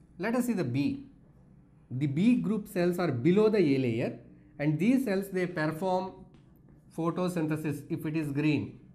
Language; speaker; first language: English; non-native, local second language; Telugu